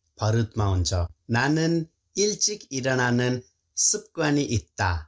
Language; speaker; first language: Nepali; native; Nepali